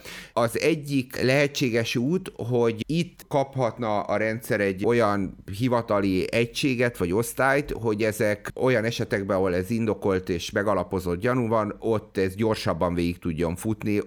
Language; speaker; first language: Hungarian; native; Hungarian